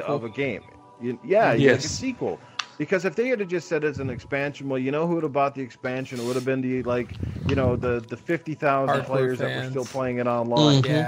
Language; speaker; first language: English; native; English